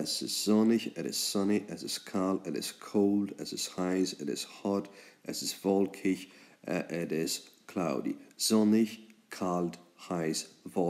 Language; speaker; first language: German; non-native, fluent; English